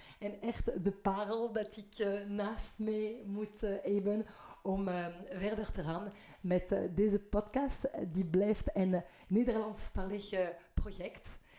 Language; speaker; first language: Dutch; non-native, fluent; French